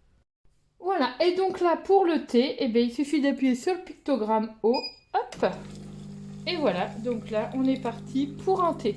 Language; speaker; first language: French; native; French